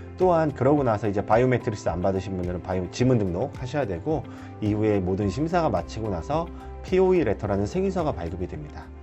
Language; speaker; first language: Korean; native; Korean